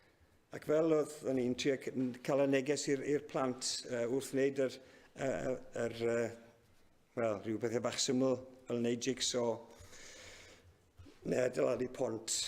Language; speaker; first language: Welsh; native; Welsh